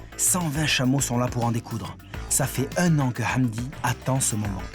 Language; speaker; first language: French; native; French